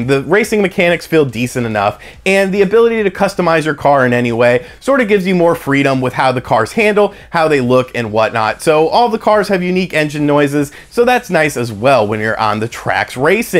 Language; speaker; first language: English; native; English